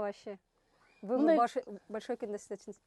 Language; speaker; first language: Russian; non-native, local second language; Kyrgyz